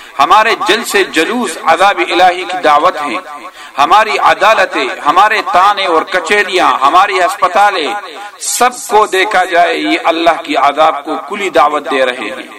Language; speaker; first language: Urdu; non-native, local second language; Pashto